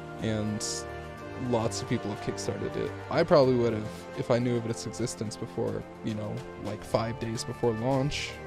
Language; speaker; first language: English; native; English